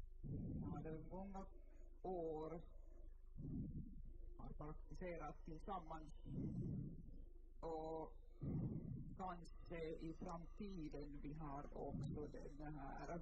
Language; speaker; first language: Swedish; non-native, local second language; Finnish